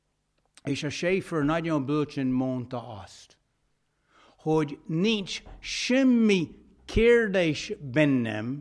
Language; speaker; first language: Hungarian; non-native, fluent; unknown